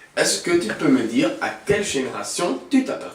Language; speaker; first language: French; non-native, learner; Dutch